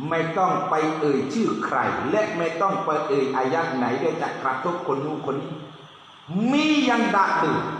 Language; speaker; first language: Thai; non-native, local second language; Pattani Malay